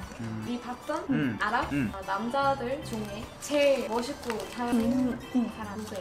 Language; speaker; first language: Korean; non-native, fluent; Arabic